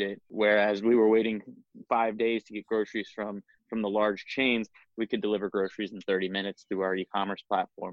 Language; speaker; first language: English; native; English